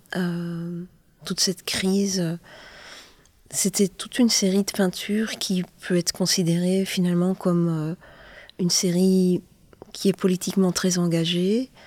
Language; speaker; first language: French; non-native, local second language; Dutch